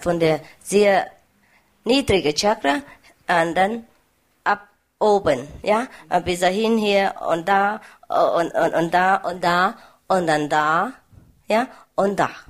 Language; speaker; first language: German; non-native, learner; Vietnamese